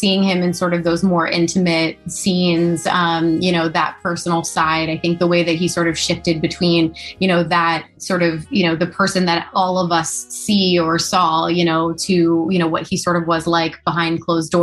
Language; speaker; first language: English; native; English